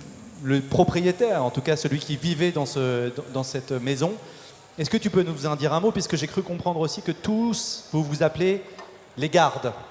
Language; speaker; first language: French; native; French